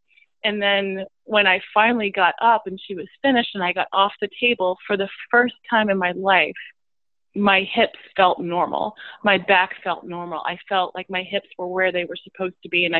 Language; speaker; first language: English; native; English